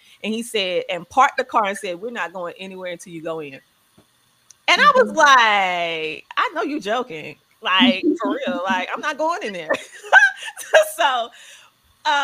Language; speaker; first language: English; native; English